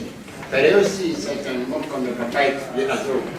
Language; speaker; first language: French; non-native, fluent; Greek